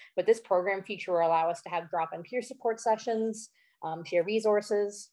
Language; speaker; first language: English; native; English